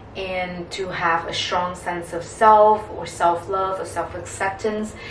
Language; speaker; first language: English; non-native, fluent; Vietnamese